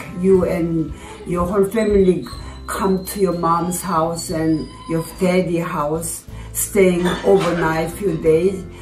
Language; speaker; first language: English; non-native, fluent; Korean